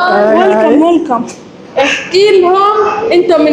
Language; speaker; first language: Arabic; native; Arabic